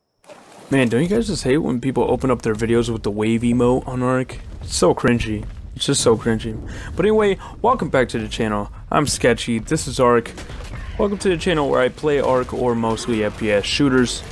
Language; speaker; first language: English; native; English